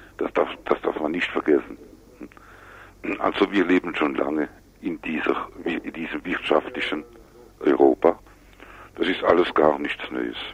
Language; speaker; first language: German; non-native, local second language; French